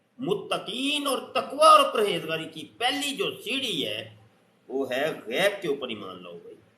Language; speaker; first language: Urdu; non-native, local second language; Punjabi